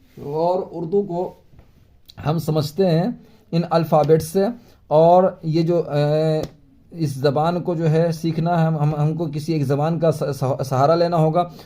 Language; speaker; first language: Hindi; native; Hindi